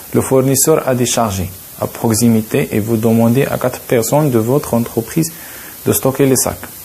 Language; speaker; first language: French; non-native, local second language; Arabic